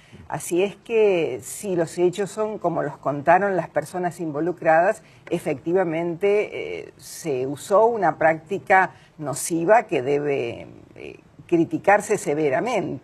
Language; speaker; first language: Spanish; native; Spanish